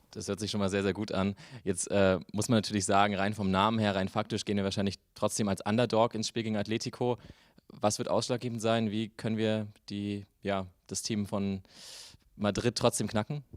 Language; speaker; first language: German; native; German